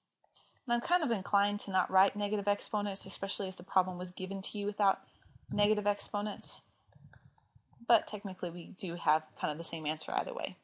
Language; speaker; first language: English; native; English